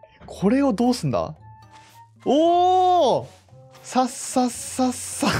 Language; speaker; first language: Japanese; native; Japanese